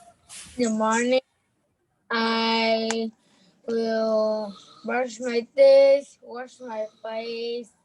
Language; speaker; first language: English; non-native, learner; Vietnamese